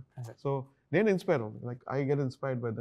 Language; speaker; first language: Telugu; non-native, learner; Tamil